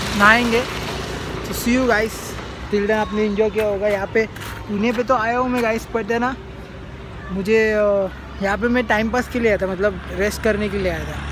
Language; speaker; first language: Hindi; non-native, local second language; Marathi